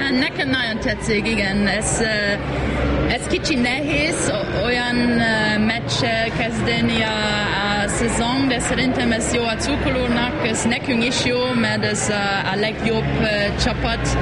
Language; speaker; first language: Hungarian; non-native, learner; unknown